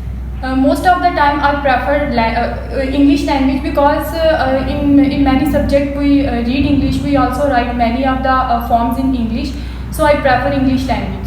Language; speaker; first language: English; non-native, local second language; Urdu